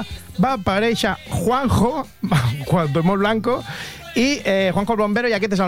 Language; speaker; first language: Catalan; native; Catalan